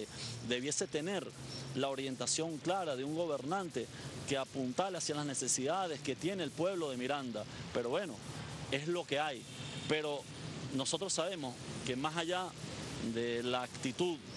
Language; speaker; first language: Spanish; native; Spanish